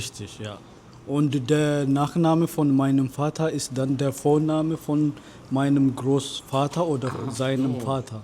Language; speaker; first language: German; non-native, fluent; Amharic